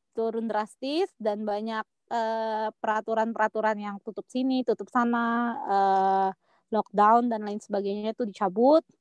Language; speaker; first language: Indonesian; native; Indonesian